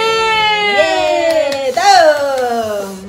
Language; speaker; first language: Korean; non-native, learner; Indonesian